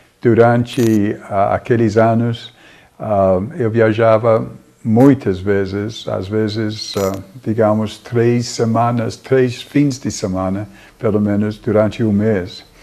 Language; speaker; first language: Portuguese; non-native, fluent; English